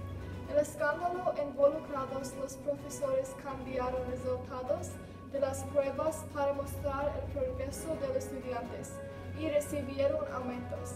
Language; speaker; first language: Spanish; non-native, learner; English